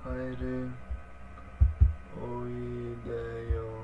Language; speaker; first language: Japanese; non-native, learner; English